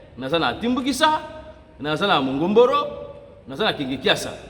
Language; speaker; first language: Lingala; non-native, local second language; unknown